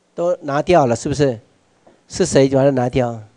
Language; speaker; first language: Chinese; native; Chinese